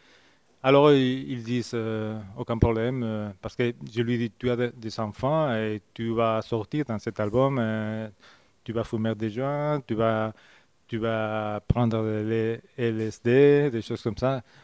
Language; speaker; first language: French; non-native, fluent; Spanish